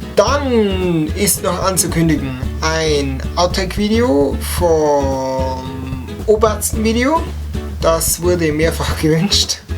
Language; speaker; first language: German; native; German